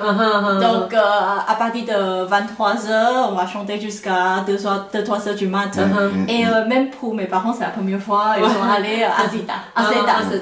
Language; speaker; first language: French; non-native, fluent; Chinese